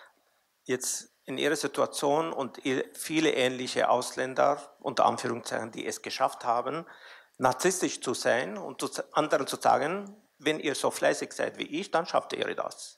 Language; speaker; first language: German; non-native, fluent; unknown